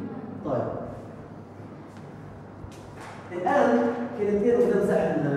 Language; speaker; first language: Arabic; native; Arabic